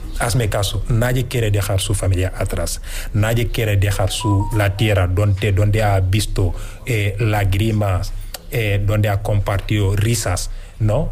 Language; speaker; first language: Spanish; non-native, fluent; Wolof